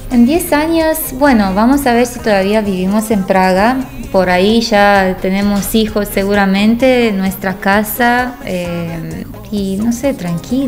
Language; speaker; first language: Spanish; non-native, fluent; Romanian